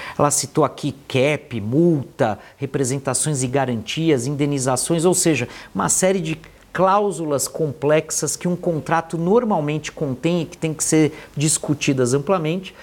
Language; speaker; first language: Portuguese; native; Portuguese